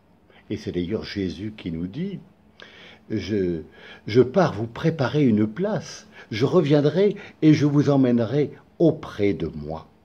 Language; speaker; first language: French; native; French